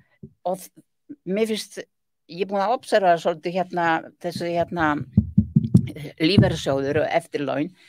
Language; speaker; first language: Icelandic; non-native, learner; Polish